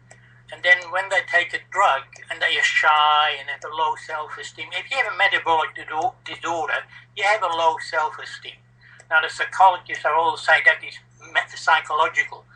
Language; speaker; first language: English; non-native, fluent; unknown